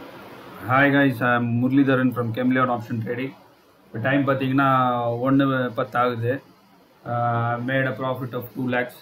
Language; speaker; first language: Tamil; native; Tamil